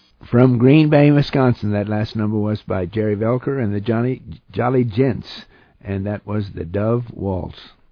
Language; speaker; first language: English; early bilingual, other home language; German